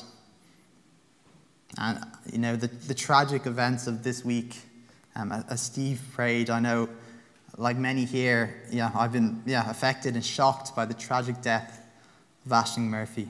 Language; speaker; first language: English; native; English